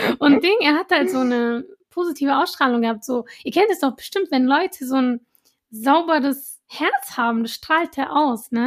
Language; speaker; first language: German; early bilingual, other home language; Arabic